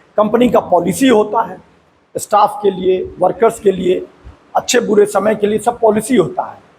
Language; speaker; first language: Hindi; native; Hindi